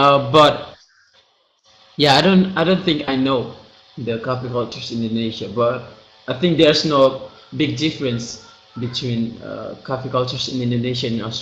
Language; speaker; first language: English; non-native, learner; Indonesian